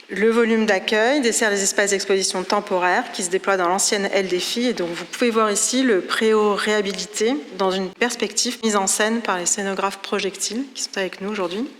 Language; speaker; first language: French; native; French